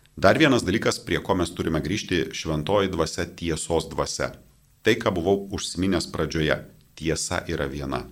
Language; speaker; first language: Lithuanian; non-native, local second language; Polish